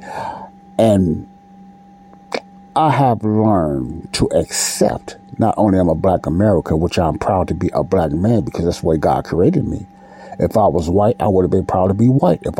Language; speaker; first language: English; native; English